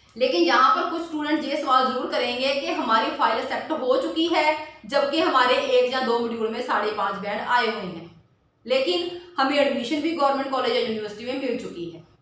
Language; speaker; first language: Hindi; non-native, local second language; Punjabi